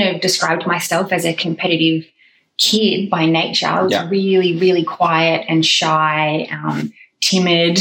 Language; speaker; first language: English; native; English